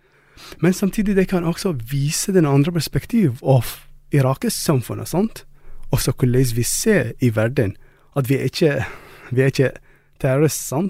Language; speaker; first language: Norwegian; non-native, fluent; Arabic